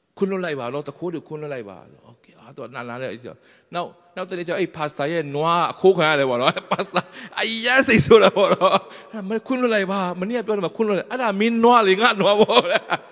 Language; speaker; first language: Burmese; non-native, local second language; Tedim Chin